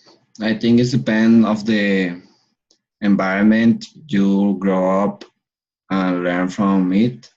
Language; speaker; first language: English; non-native, learner; Spanish